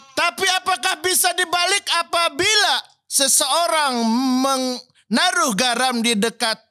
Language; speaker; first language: Indonesian; native; Indonesian